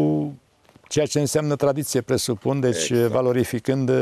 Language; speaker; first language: Romanian; native; Romanian